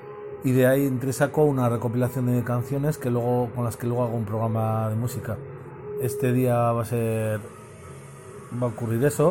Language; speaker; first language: Spanish; native; Spanish